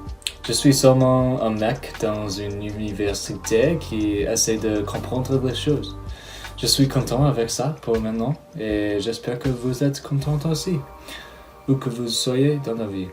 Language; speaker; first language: French; non-native, fluent; English